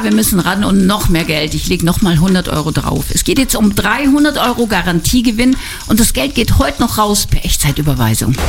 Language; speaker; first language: German; native; German